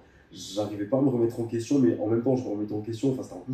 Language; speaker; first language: French; native; French